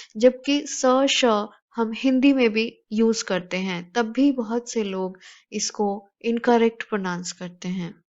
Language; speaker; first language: Urdu; native; Urdu